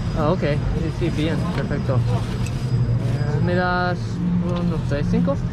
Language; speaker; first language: Spanish; non-native, fluent; English